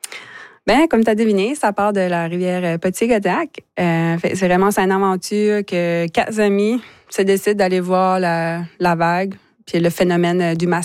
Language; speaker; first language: French; native; French